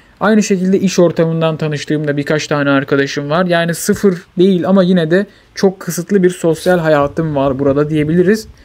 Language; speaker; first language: Turkish; native; Turkish